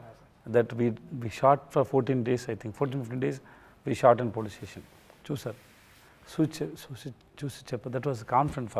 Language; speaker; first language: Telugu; non-native, learner; Tamil